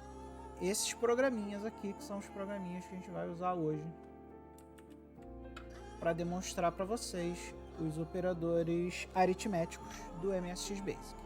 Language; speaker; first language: Portuguese; native; Portuguese